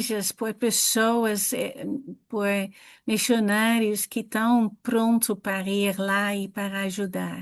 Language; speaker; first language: Portuguese; non-native, fluent; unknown